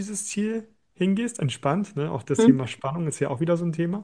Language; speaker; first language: German; native; German